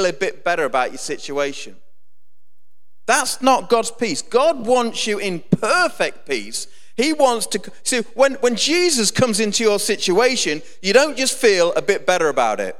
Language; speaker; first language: English; native; English